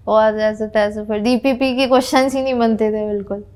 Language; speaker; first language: Hindi; native; Hindi